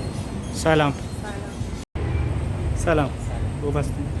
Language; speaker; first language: Persian; non-native, learner; Urdu